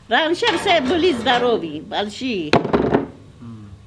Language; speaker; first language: Russian; non-native, learner; Svan